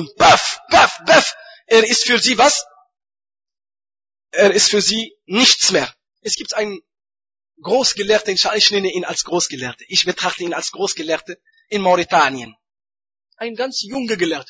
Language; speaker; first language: German; non-native, fluent; Arabic